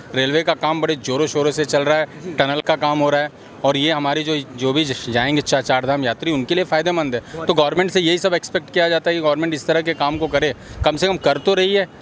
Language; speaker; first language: Hindi; native; Hindi